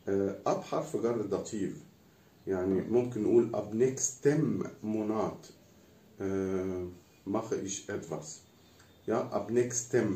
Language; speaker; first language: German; non-native, fluent; Arabic